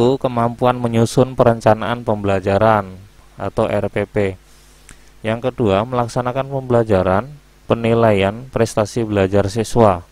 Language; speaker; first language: Indonesian; native; Indonesian